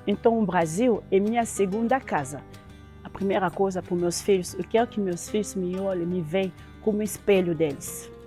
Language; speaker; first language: Portuguese; non-native, fluent; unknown